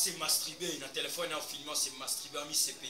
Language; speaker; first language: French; non-native, local second language; Lingala